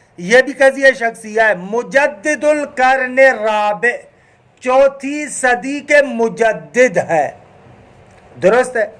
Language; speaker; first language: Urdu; non-native, local second language; Sindhi